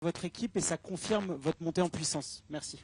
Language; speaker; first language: French; native; French